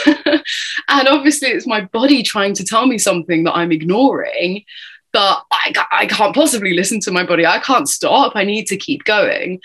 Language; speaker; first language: English; native; English